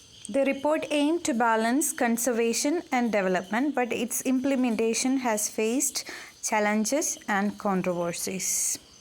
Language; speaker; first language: English; non-native, local second language; Malayalam